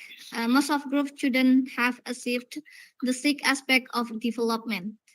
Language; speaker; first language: English; non-native, learner; Indonesian